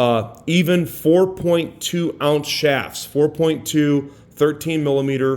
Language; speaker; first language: English; native; English